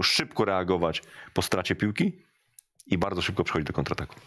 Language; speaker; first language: Polish; native; Polish